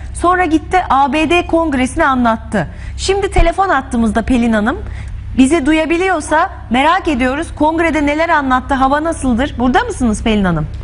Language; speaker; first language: Turkish; native; Turkish